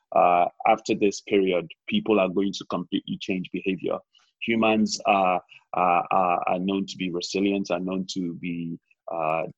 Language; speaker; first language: English; non-native, local second language; Yoruba